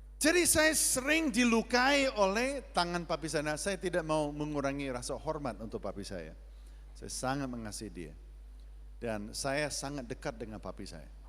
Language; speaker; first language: Indonesian; non-native, fluent; English